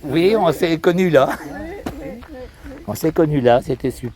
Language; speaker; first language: French; native; French